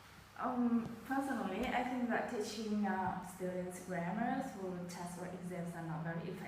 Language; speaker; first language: English; non-native, fluent; Vietnamese